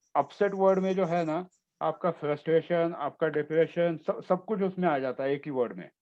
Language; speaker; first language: Hindi; non-native, local second language; Marathi